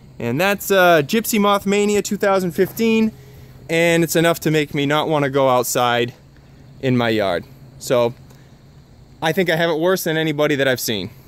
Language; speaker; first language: English; native; English